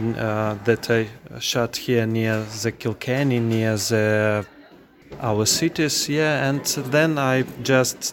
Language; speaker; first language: English; non-native, learner; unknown